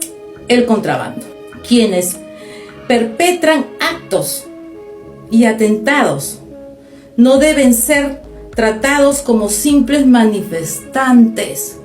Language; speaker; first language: Spanish; native; Spanish